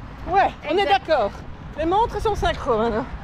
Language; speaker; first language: French; native; French